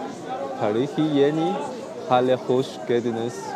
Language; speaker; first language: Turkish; non-native, learner; Chinese